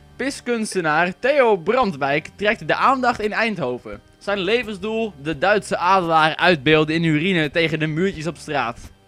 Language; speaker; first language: Dutch; native; Dutch